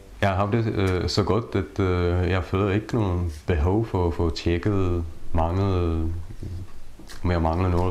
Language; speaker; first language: Danish; non-native, fluent; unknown